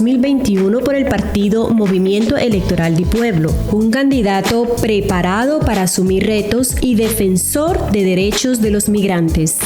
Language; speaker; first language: Spanish; native; Spanish